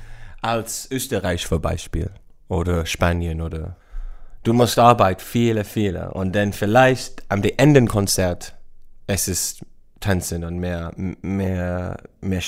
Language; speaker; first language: German; non-native, learner; English